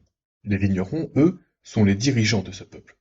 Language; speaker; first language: French; native; French